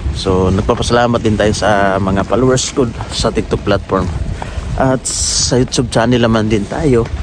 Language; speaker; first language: Filipino; non-native, local second language; Cebuano